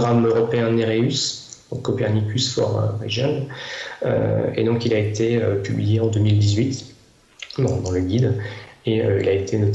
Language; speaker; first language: French; native; French